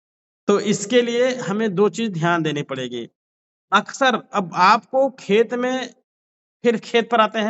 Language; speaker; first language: Hindi; native; Hindi